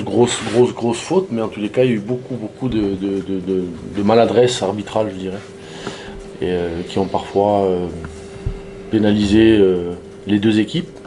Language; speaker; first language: French; native; French